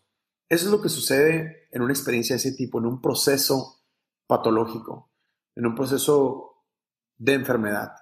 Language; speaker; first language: Spanish; native; Spanish